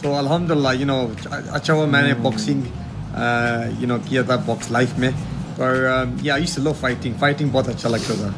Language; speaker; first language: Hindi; early bilingual, heritage; Hindi